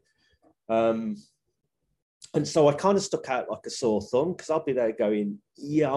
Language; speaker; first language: English; native; English